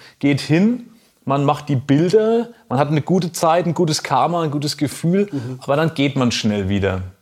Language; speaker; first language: German; native; German